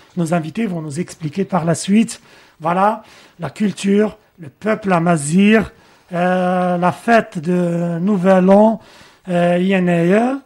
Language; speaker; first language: French; non-native, local second language; Arabic